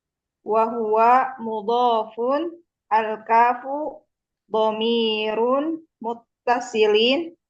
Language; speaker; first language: Arabic; non-native, learner; Indonesian